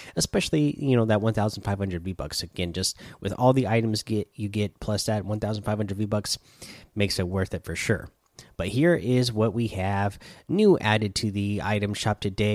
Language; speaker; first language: English; native; English